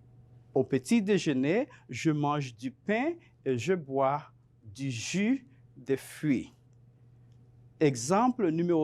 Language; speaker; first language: French; non-native, fluent; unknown